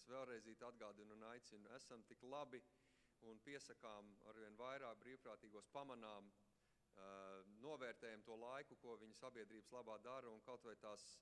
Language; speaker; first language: Latvian; native; Latvian